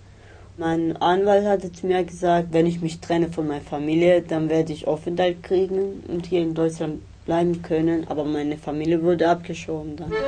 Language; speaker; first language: German; early bilingual, other home language; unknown